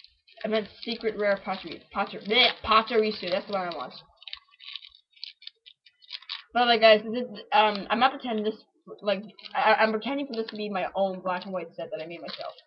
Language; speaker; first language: English; native; English